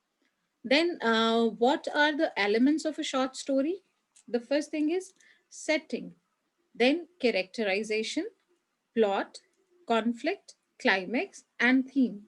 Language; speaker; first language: English; non-native, local second language; Hindi